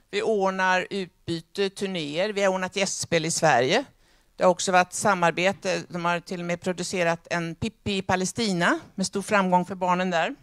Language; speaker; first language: Swedish; native; Swedish